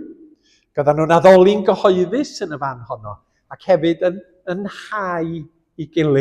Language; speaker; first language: Welsh; native; Welsh